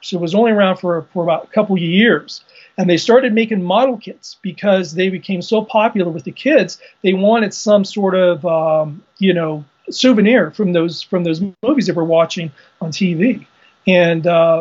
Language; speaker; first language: English; native; English